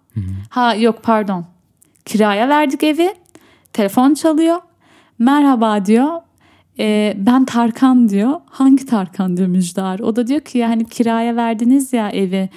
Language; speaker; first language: Turkish; native; Turkish